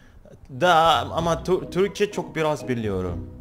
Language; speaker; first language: Turkish; non-native, learner; Indonesian